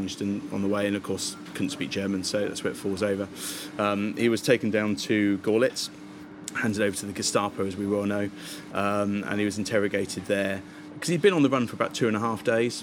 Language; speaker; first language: English; native; English